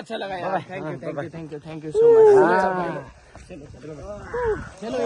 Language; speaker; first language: Hindi; native; Hindi